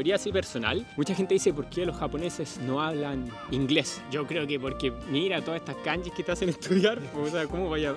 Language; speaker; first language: Spanish; native; Spanish